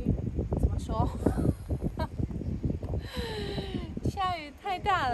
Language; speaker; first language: Chinese; non-native, learner; Russian